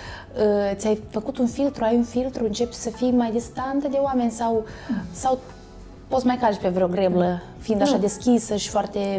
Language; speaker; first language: Romanian; native; Romanian